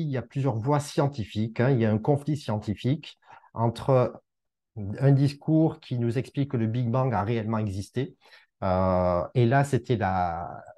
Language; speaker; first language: French; native; French